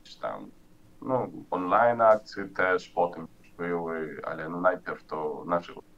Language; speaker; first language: Polish; non-native, learner; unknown